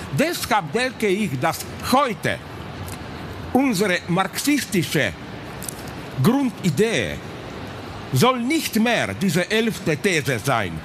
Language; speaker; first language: German; non-native, learner; Slovenian